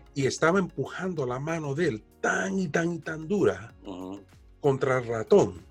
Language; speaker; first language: Spanish; early bilingual, heritage; Spanish